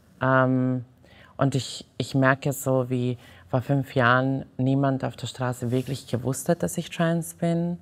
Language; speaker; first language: German; non-native, fluent; Serbian